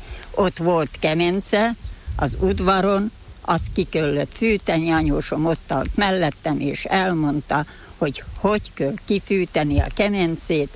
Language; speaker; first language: Hungarian; native; Hungarian